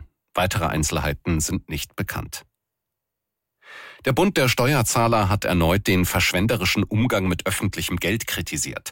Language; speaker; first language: German; native; German